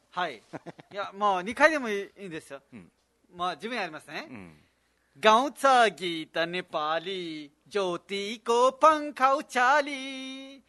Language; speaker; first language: Japanese; non-native, fluent; Nepali